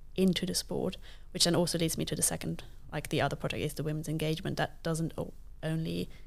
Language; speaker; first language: English; non-native, fluent; Luxembourgish